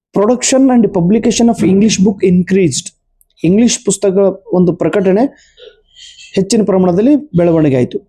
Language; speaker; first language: Kannada; native; Kannada